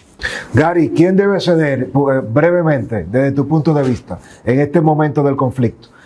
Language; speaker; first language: Spanish; native; Spanish